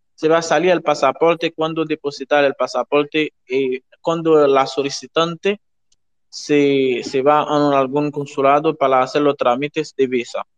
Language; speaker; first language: Spanish; non-native, learner; Haitian Creole